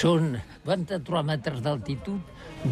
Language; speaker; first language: French; non-native, learner; Catalan